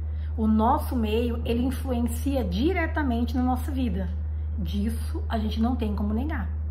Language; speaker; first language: Portuguese; native; Portuguese